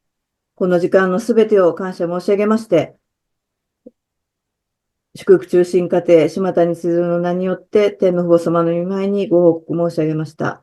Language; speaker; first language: Japanese; native; Japanese